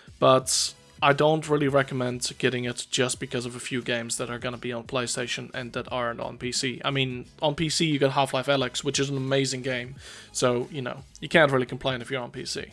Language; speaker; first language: English; native; English